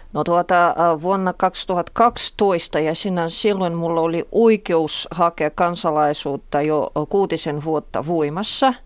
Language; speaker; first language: Finnish; non-native, fluent; Russian